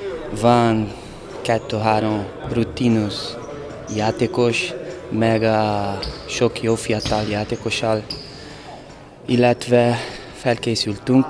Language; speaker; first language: Hungarian; non-native, learner; Portuguese